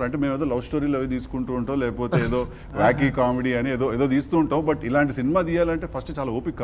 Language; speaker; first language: Telugu; native; Telugu